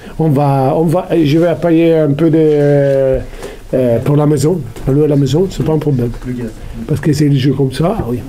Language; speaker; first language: French; non-native, learner; Italian